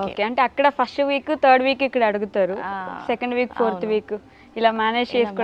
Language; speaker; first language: Telugu; native; Telugu